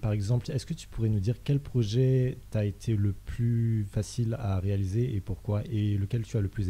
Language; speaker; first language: French; native; French